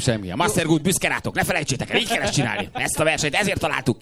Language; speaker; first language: Hungarian; native; Hungarian